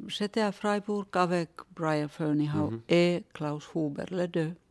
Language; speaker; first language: French; non-native, fluent; Finnish